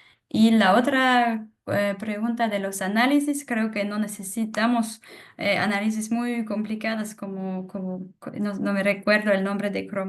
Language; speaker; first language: Spanish; non-native, fluent; French